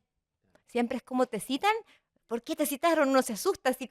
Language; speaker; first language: Spanish; native; Spanish